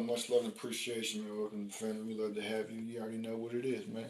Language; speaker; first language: English; native; English